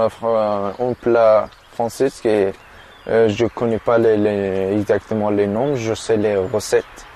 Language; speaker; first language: French; non-native, learner; Persian